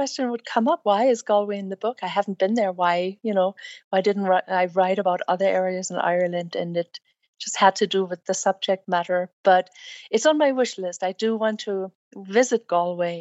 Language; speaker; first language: English; non-native, fluent; German